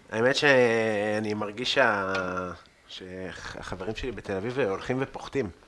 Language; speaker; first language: Hebrew; native; Hebrew